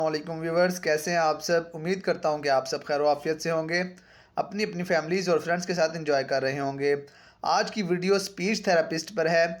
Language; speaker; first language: Urdu; non-native, local second language; Punjabi